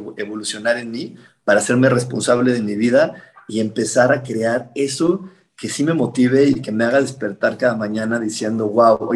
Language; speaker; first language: Spanish; native; Spanish